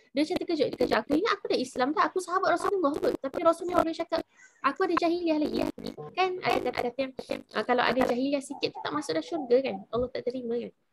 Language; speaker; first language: Malay; native; Malay